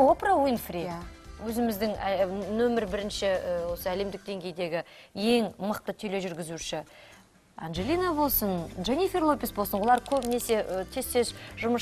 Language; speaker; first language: Kazakh; native; Kazakh